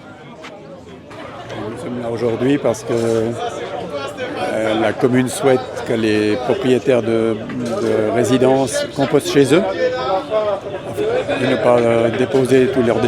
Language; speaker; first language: French; native; French